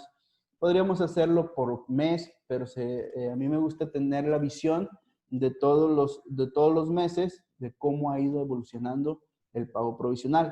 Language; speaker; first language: Spanish; native; Spanish